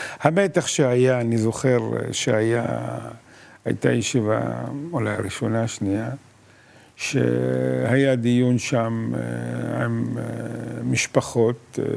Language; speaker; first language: Hebrew; non-native, local second language; Arabic